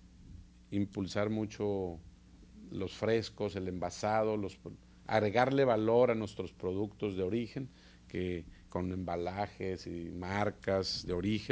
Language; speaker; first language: Spanish; native; Spanish